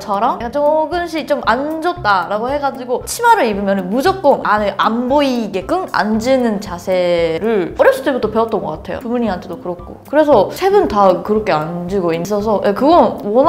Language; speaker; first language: Korean; non-native, fluent; Japanese